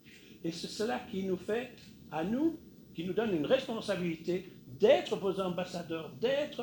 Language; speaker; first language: French; native; French